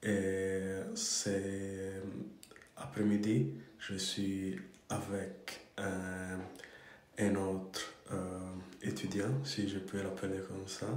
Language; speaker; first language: French; non-native, fluent; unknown